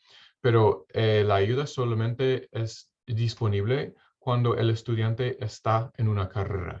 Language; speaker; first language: Spanish; non-native, fluent; English